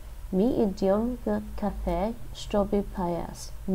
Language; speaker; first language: Russian; non-native, learner; English